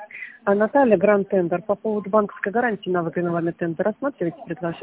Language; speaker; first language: Russian; native; Russian